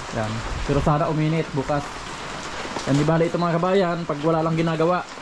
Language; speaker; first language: Filipino; non-native, local second language; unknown